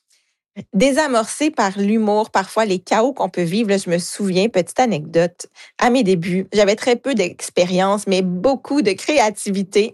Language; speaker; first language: French; native; French